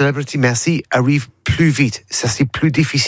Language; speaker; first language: French; non-native, learner; English